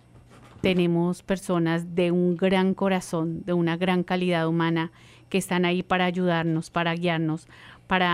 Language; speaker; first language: Spanish; native; Spanish